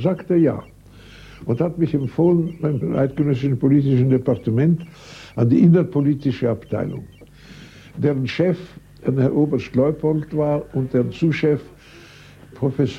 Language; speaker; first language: German; native; German